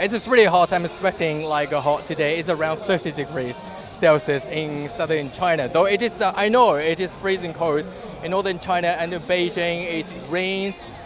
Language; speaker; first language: English; non-native, fluent; Chinese